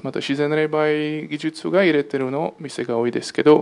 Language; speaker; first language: Japanese; non-native, fluent; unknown